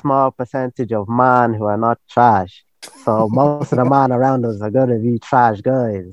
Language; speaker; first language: English; native; English